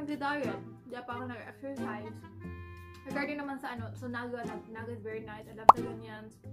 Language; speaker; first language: Filipino; non-native, local second language; Cebuano